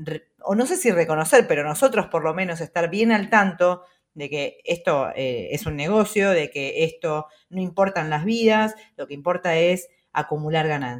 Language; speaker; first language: Spanish; native; Spanish